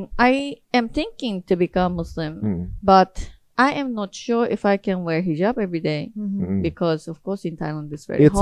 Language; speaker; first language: English; non-native, fluent; Japanese